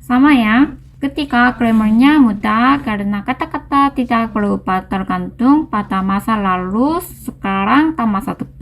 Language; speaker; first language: Indonesian; non-native, learner; Korean